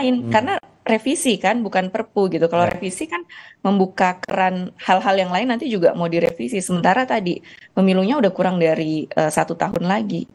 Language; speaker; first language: Indonesian; native; Indonesian